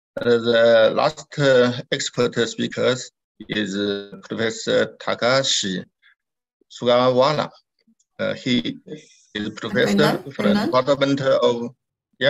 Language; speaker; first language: English; non-native, learner; Chinese